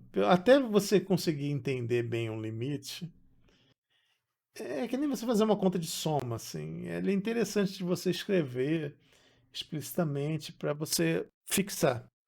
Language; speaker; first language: Portuguese; native; Portuguese